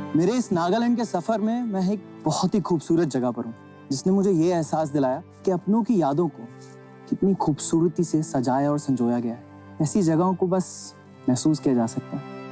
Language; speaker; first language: Hindi; native; Hindi